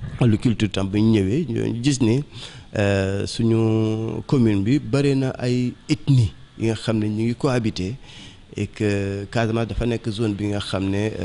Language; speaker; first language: Wolof; non-native, local second language; Mandingo